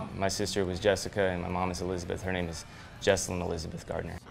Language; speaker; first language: English; native; English